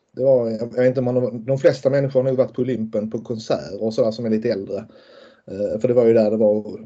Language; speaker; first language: Swedish; native; Swedish